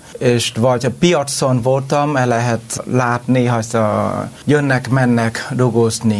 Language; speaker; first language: Hungarian; non-native, learner; Vietnamese